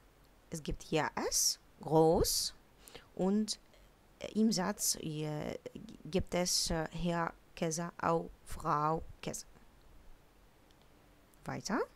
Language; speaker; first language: German; non-native, learner; Arabic